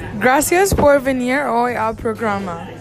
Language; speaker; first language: Spanish; non-native, learner; English